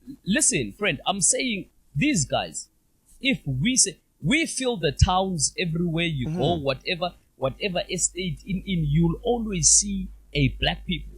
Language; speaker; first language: English; non-native, local second language; Zulu